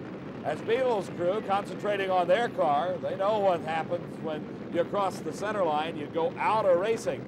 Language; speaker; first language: English; native; English